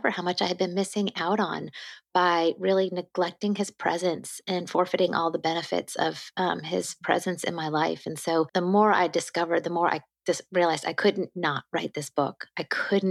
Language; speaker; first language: English; native; English